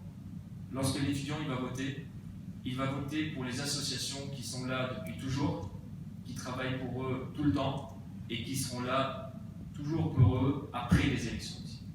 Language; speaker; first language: French; native; French